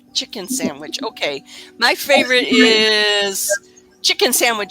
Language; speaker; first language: English; native; English